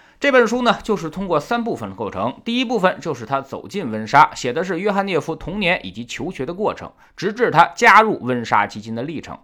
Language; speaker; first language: Chinese; native; Chinese